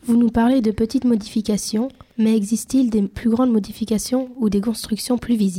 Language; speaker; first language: French; native; French